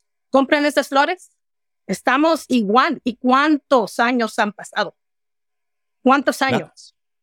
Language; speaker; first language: Spanish; early bilingual, heritage; Spanish